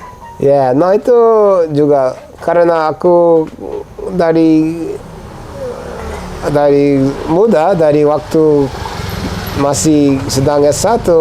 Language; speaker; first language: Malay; non-native, fluent; English